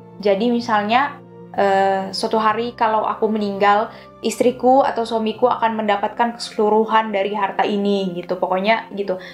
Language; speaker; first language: Indonesian; native; Indonesian